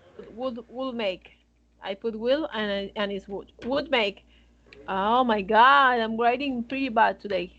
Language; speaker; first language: English; non-native, fluent; Spanish